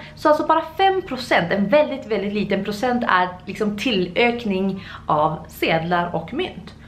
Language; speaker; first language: Swedish; native; Swedish